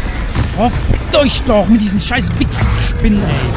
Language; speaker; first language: German; native; German